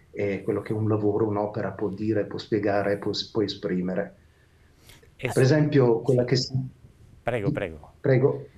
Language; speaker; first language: Italian; native; Italian